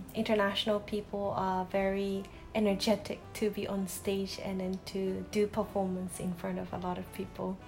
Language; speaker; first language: English; non-native, fluent; Japanese